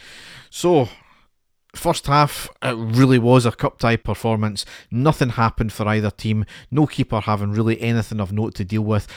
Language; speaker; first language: English; native; English